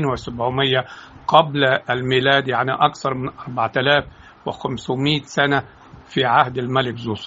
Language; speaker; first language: Arabic; native; Arabic